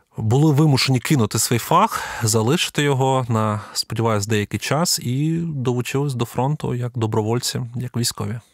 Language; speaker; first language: Ukrainian; non-native, local second language; Russian